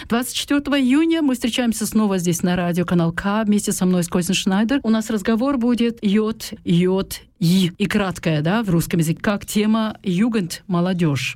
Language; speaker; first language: Russian; non-native, local second language; Kazakh